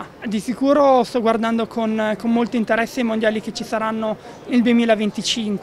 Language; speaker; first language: Italian; native; Italian